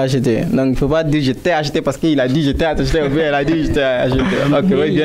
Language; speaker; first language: French; non-native, local second language; Bambara